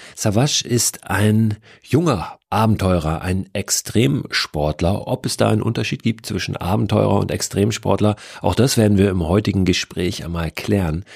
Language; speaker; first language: German; native; German